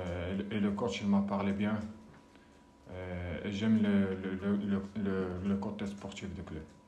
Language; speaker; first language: French; non-native, learner; Arabic